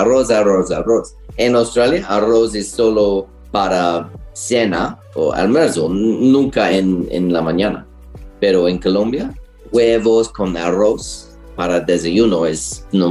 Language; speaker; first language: Spanish; non-native, learner; English